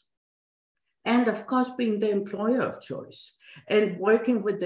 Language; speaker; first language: English; non-native, fluent; Danish